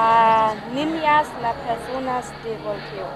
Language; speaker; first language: Spanish; non-native, learner; German